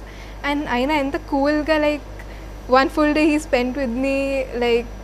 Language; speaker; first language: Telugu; non-native, learner; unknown